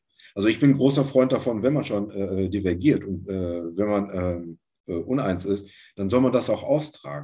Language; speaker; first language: German; native; German